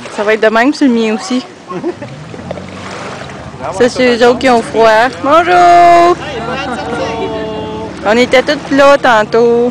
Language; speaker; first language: French; native; French